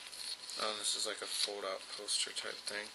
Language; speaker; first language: English; native; English